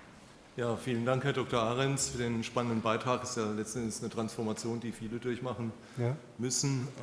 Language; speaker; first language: German; native; German